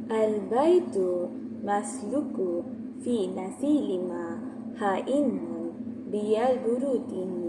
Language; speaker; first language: Arabic; non-native, learner; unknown